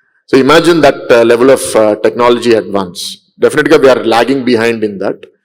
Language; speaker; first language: English; non-native, local second language; Telugu